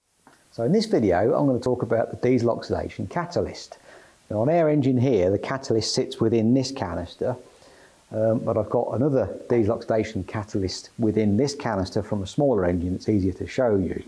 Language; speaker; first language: English; native; English